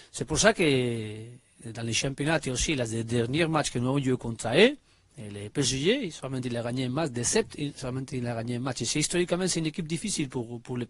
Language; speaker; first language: French; non-native, learner; Spanish